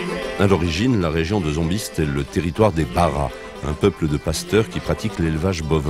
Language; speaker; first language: French; native; French